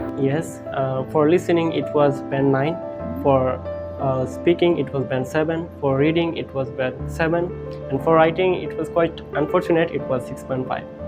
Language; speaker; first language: English; non-native, local second language; Bangla